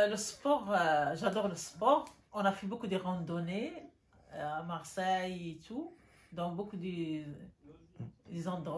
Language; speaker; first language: French; non-native, local second language; Arabic